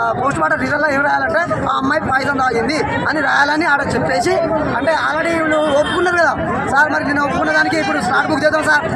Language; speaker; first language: Telugu; non-native, local second language; Lambadi